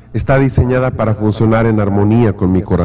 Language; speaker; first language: Spanish; native; Spanish